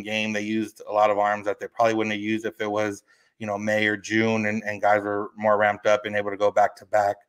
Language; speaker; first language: English; native; English